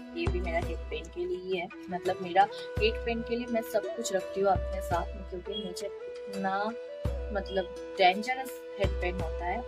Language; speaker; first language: Hindi; non-native, local second language; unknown